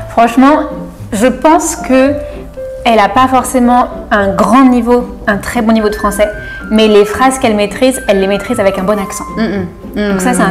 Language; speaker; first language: French; native; French